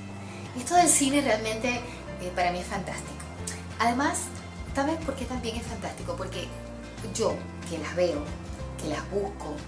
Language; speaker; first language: Spanish; native; Spanish